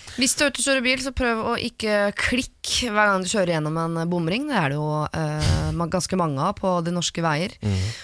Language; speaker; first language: Norwegian; native; Norwegian